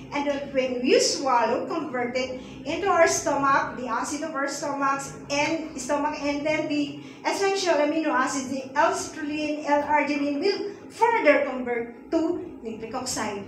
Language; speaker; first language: English; non-native, local second language; Filipino